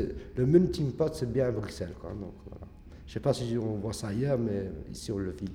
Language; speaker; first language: French; early bilingual, other home language; Arabic